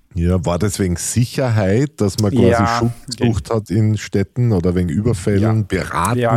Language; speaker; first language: German; native; German